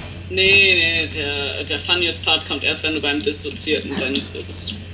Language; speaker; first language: German; native; German